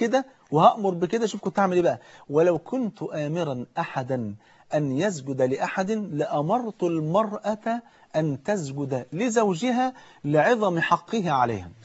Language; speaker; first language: Arabic; native; Arabic